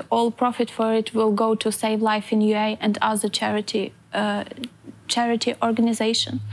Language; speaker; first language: English; non-native, fluent; Ukrainian